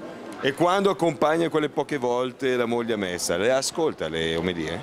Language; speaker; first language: Italian; native; Italian